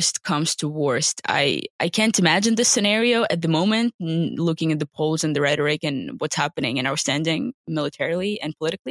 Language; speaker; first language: English; non-native, fluent; Ukrainian